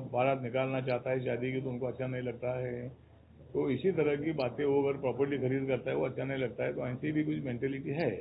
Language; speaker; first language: Hindi; non-native, local second language; Marathi